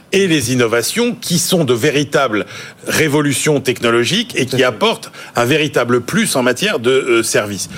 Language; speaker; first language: French; native; French